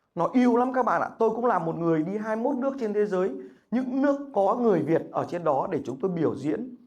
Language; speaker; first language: Vietnamese; native; Vietnamese